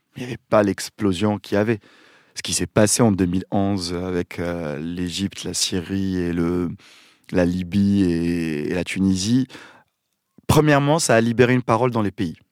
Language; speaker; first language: French; non-native, local second language; Arabic